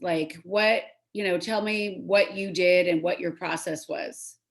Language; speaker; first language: English; native; English